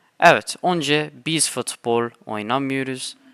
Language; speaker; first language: Turkish; non-native, fluent; English